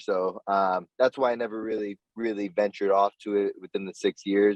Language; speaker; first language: English; native; English